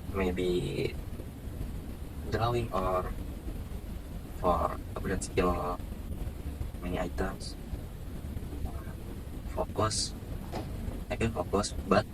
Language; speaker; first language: English; non-native, learner; Indonesian